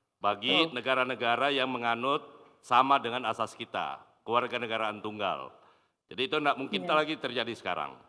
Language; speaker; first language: Indonesian; native; Indonesian